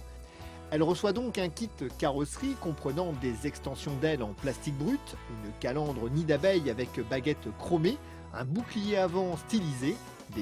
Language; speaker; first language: French; native; French